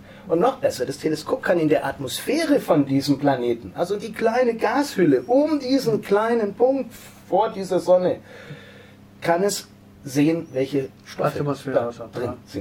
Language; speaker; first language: German; native; German